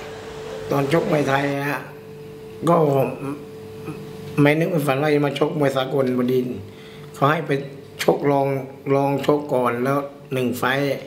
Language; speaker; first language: Thai; native; Thai